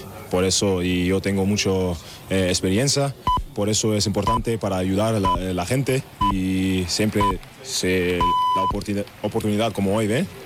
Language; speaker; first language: Spanish; non-native, learner; German